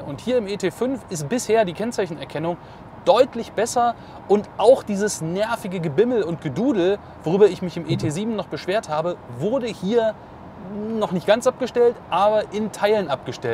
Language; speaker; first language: German; native; German